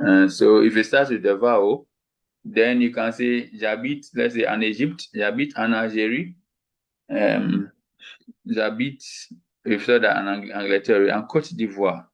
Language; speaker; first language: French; non-native, fluent; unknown